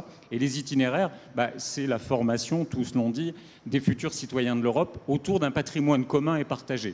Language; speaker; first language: French; native; French